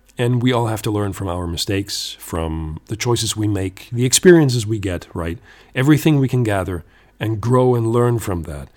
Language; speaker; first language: English; non-native, fluent; German